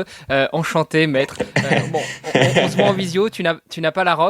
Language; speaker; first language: French; native; French